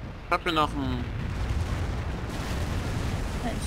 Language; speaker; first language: German; native; German